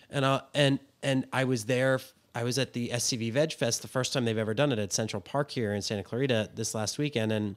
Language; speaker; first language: English; native; English